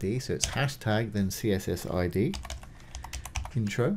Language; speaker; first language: English; native; English